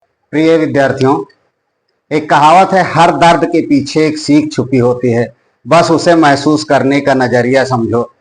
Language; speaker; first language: Hindi; native; Hindi